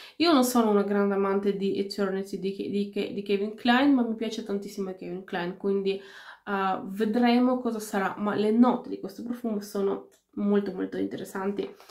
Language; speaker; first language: Italian; non-native, fluent; Finnish